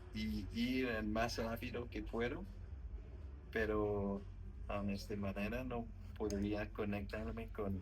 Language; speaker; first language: Spanish; non-native, learner; French